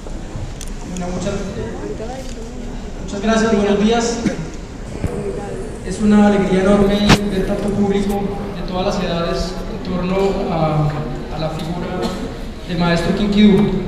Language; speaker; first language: Spanish; native; Spanish